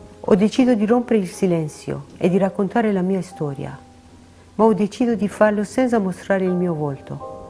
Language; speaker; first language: Italian; non-native, fluent; Persian